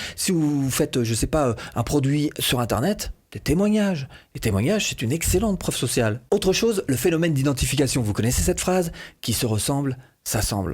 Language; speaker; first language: French; native; French